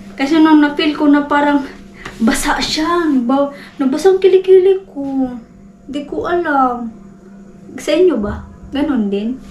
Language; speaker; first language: Filipino; non-native, local second language; Cebuano